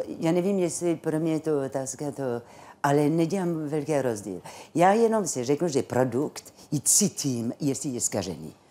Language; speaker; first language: Czech; non-native, fluent; French